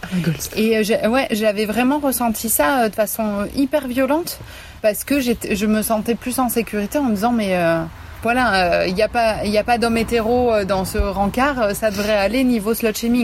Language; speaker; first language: French; native; French